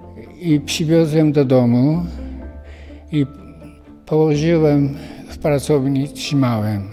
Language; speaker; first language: Polish; non-native, fluent; Japanese